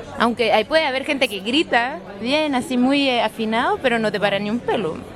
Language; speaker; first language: Spanish; early bilingual, heritage; Spanish